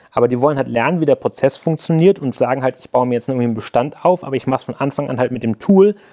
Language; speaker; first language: German; native; German